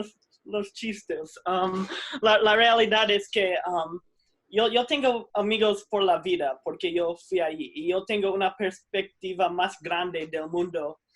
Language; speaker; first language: Spanish; non-native, fluent; English